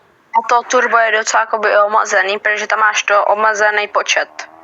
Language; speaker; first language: Czech; native; Czech